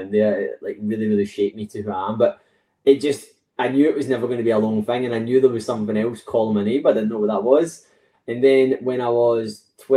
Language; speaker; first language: English; native; English